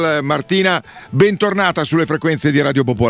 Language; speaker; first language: Italian; native; Italian